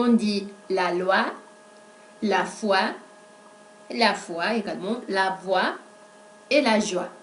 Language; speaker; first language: French; non-native, fluent; Spanish